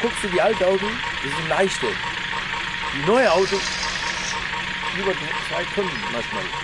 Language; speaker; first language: German; non-native, learner; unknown